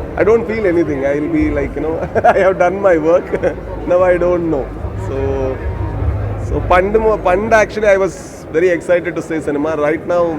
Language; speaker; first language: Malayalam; non-native, learner; Kannada